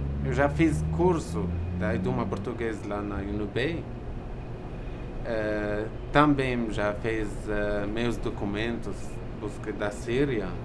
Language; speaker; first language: Portuguese; non-native, learner; Arabic